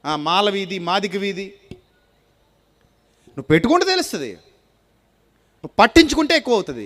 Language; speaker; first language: Telugu; native; Telugu